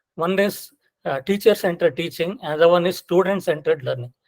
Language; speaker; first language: English; non-native, local second language; Kannada